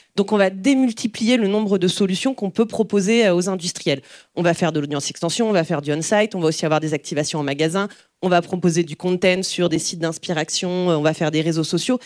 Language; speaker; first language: French; native; French